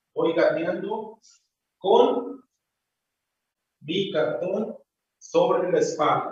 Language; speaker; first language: Spanish; native; Spanish